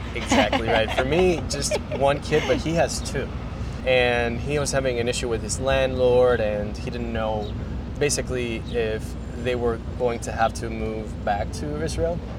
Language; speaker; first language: English; non-native, fluent; Spanish